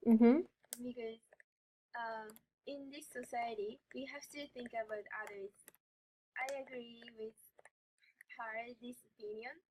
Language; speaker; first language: English; non-native, learner; Japanese